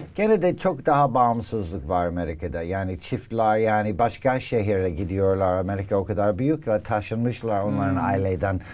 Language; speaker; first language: Turkish; non-native, learner; English